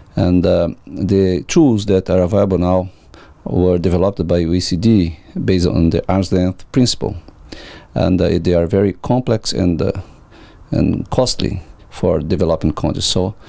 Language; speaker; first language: English; non-native, fluent; Portuguese